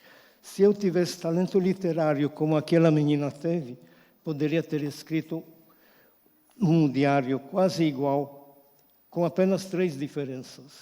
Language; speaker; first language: Portuguese; non-native, fluent; Polish